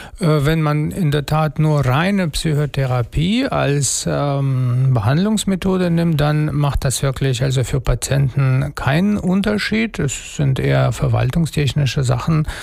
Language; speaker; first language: German; non-native, fluent; Russian